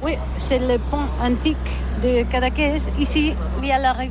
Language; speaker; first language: French; non-native, learner; Catalan